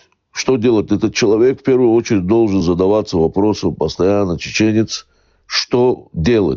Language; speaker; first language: Russian; native; Russian